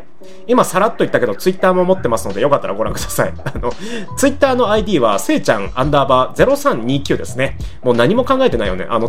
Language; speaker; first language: Japanese; native; Japanese